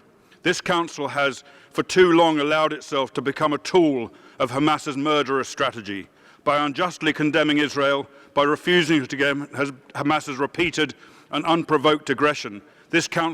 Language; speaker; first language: English; native; English